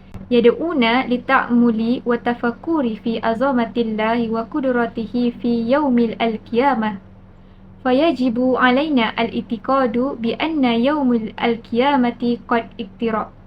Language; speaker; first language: Arabic; non-native, learner; Malay